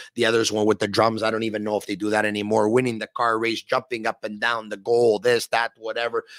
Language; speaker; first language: English; native; English